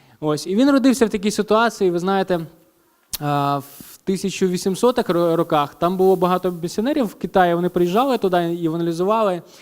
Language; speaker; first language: Ukrainian; non-native, local second language; Russian